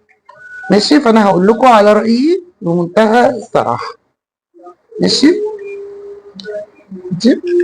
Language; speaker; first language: Arabic; native; Arabic